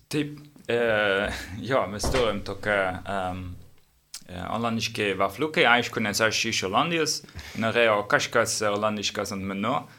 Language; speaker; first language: Lithuanian; non-native, learner; English